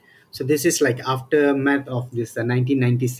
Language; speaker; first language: English; non-native, local second language; Tamil